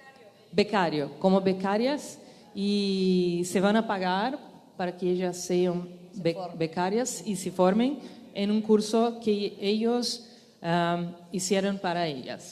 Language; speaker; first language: Spanish; non-native, learner; Portuguese